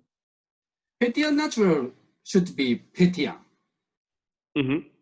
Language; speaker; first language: English; non-native, learner; Japanese